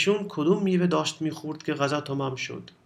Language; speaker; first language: Persian; non-native, fluent; Urdu